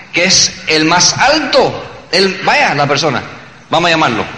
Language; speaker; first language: Spanish; early bilingual, heritage; Spanish